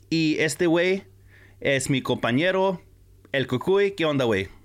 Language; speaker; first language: Spanish; early bilingual, heritage; Spanish